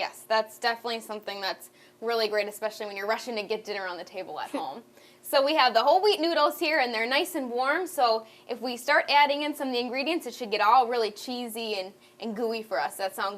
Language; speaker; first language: English; native; English